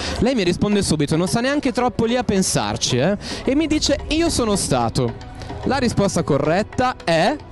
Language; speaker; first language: Italian; native; Italian